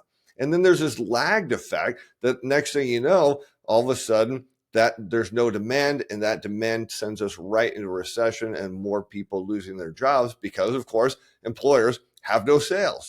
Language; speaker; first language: English; native; English